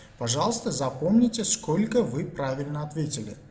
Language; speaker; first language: Russian; non-native, local second language; Uzbek